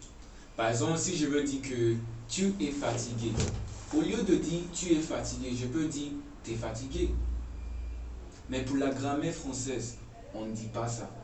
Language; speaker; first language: French; non-native, fluent; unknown